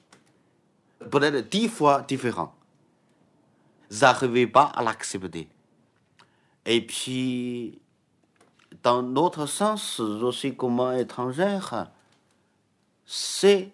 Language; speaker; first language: French; non-native, fluent; Chinese